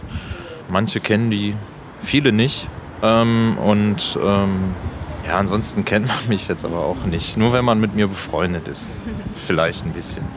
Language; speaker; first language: German; native; German